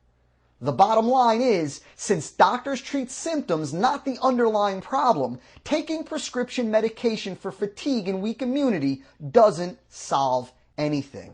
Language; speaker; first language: English; native; English